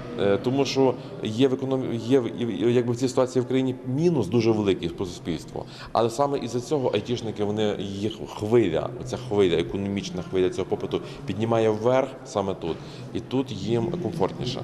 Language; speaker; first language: Ukrainian; native; Ukrainian